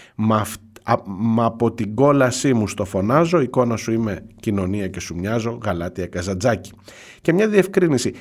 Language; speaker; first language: Greek; native; Greek